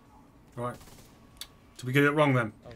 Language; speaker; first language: English; native; English